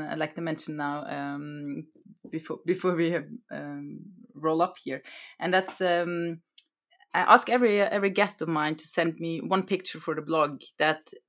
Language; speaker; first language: English; non-native, fluent; German